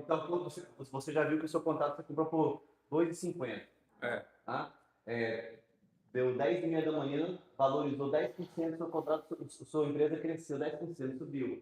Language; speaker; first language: Portuguese; native; Portuguese